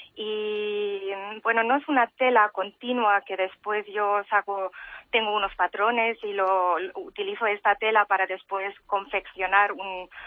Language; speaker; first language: Spanish; early bilingual, heritage; German